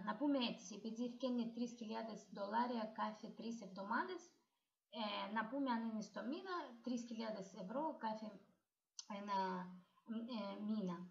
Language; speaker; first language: Greek; non-native, learner; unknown